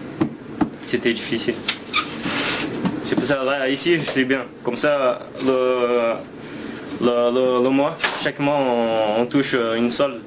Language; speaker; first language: French; non-native, fluent; Portuguese